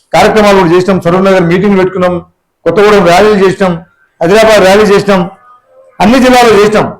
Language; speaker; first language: Telugu; non-native, local second language; Lambadi